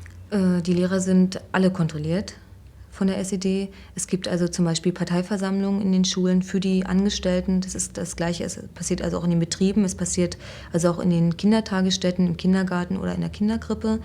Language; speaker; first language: German; native; German